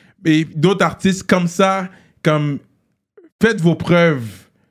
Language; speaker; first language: French; native; French